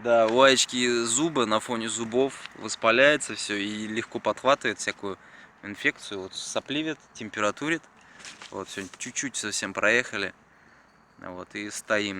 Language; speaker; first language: Russian; native; Russian